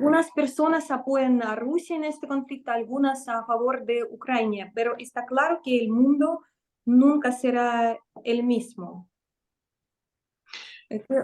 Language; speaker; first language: Spanish; non-native, fluent; Russian